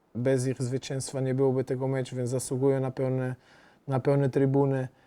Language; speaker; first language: Polish; non-native, fluent; Portuguese